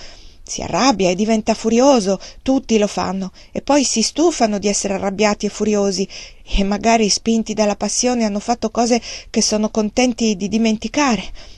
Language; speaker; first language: Italian; native; Italian